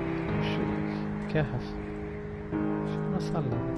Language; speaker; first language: Arabic; native; Arabic